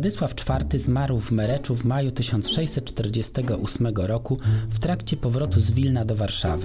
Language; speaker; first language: Polish; native; Polish